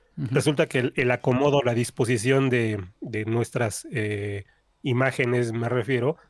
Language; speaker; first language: Spanish; native; Spanish